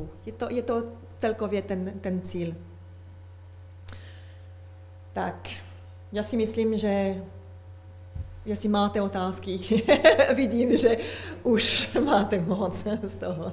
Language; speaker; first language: Czech; non-native, learner; French